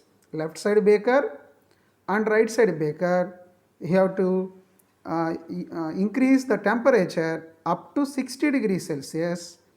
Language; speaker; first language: English; non-native, local second language; Telugu